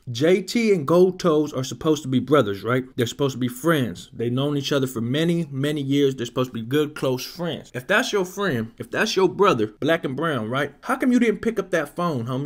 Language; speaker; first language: English; native; English